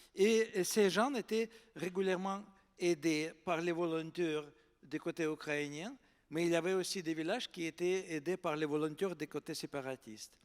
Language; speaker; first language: French; non-native, fluent; Russian